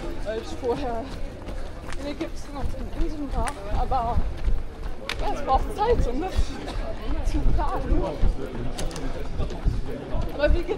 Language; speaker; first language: German; non-native, fluent; French